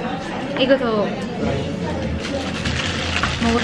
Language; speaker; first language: Korean; non-native, learner; Indonesian